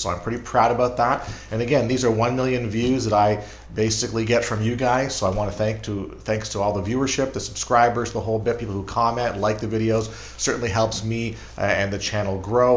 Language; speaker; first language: English; native; English